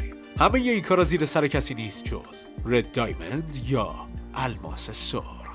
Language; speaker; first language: Persian; native; Persian